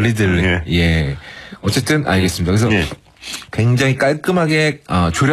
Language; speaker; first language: Korean; native; Korean